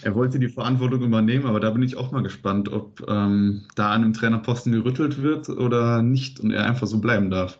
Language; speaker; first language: German; native; German